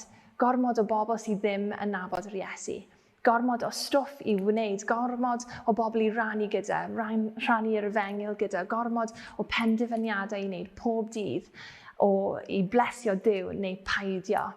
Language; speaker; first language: Welsh; non-native, fluent; English